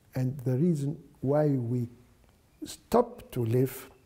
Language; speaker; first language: English; non-native, fluent; Arabic